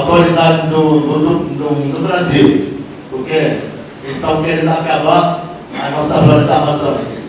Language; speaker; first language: Portuguese; non-native, local second language; Yanomámi